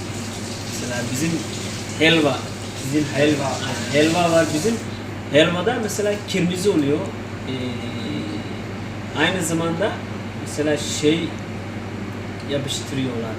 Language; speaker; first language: Turkish; non-native, learner; Somali